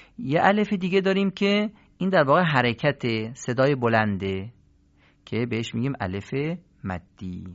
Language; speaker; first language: Persian; native; Persian